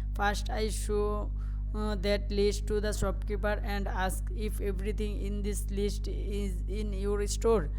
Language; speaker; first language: English; non-native, local second language; Bangla